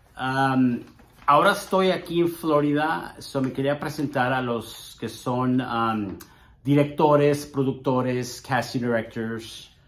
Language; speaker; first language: Spanish; early bilingual, heritage; Spanish